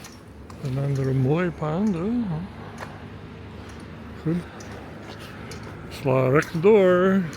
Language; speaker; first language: Dutch; non-native, learner; English